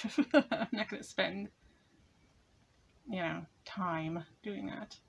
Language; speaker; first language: English; native; English